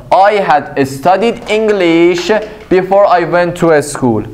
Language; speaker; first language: English; non-native, fluent; Persian